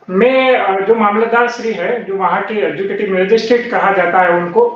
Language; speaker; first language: Hindi; non-native, local second language; Gujarati